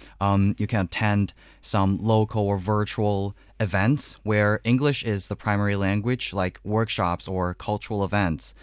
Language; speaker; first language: English; non-native, fluent; Chinese